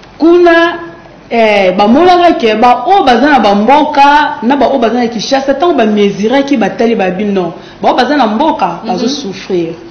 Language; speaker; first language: Lingala; non-native, local second language; Kongo